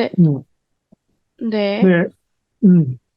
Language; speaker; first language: Korean; non-native, learner; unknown